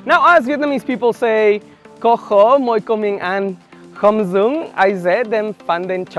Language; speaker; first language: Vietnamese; non-native, learner; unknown